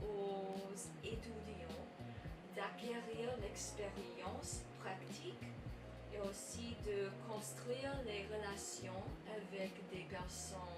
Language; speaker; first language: French; non-native, learner; English